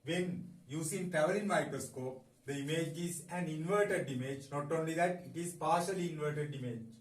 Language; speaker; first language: English; non-native, local second language; Sinhala